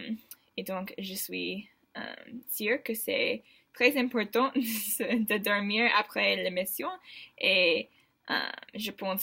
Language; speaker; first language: French; non-native, learner; English